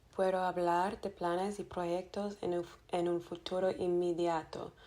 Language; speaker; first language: Spanish; non-native, learner; English